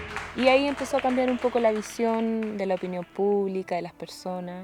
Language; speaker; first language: Spanish; native; Spanish